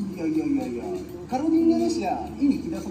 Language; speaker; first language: Indonesian; non-native, learner; Japanese